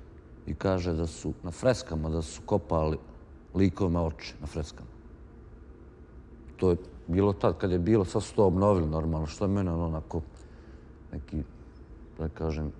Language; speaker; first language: Croatian; native; Croatian